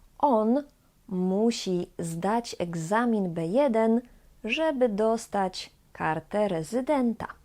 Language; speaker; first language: Polish; native; Polish